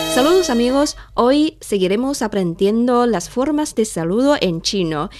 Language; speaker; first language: Spanish; non-native, fluent; Chinese